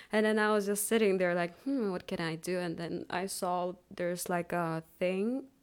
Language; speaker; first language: English; non-native, fluent; Chinese